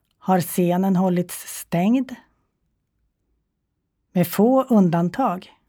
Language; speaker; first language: Swedish; native; Swedish